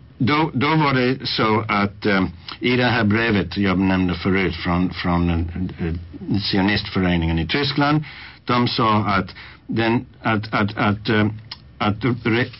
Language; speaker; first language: Swedish; non-native, fluent; English